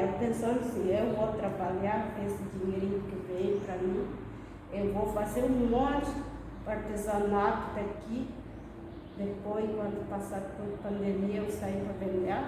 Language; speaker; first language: Portuguese; non-native, local second language; Guarani